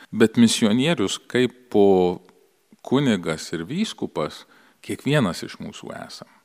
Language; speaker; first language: Lithuanian; early bilingual, heritage; Lithuanian